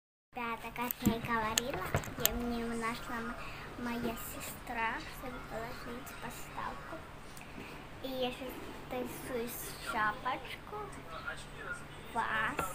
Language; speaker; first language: Russian; early bilingual, heritage; Russian